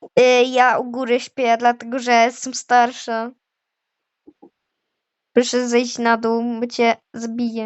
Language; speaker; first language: Polish; native; Polish